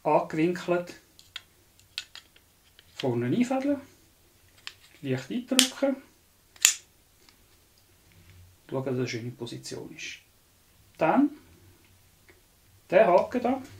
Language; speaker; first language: German; non-native, local second language; Swiss German